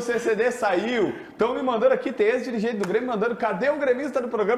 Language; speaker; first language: Portuguese; native; Portuguese